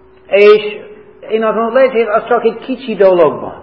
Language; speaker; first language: Hungarian; non-native, fluent; English